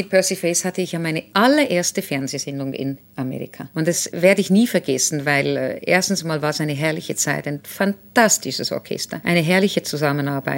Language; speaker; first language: German; native; German